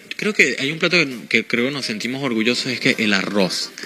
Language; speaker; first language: Spanish; native; Spanish